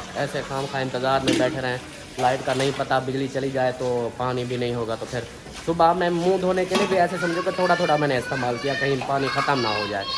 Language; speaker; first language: Urdu; non-native, local second language; Saraiki